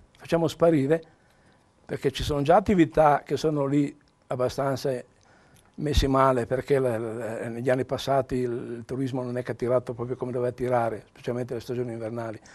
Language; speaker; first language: Italian; native; Italian